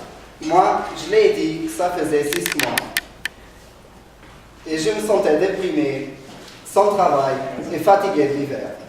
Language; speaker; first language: French; non-native, learner; Spanish